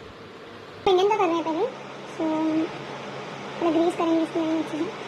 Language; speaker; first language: Hindi; native; Hindi